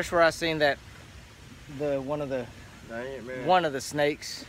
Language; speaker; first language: English; native; English